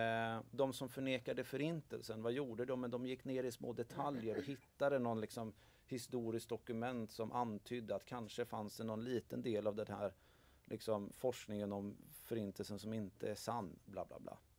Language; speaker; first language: Swedish; native; Swedish